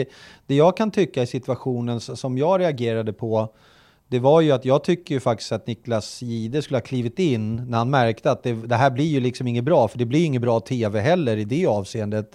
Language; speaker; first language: Swedish; native; Swedish